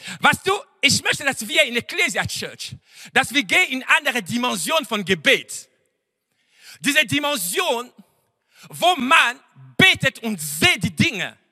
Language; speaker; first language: German; non-native, fluent; French